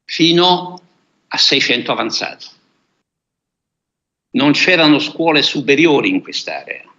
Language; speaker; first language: Italian; native; Italian